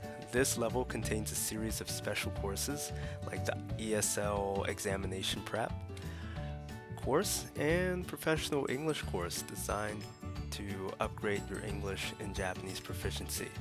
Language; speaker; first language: English; native; English